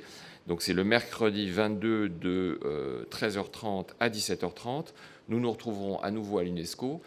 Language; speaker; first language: French; native; French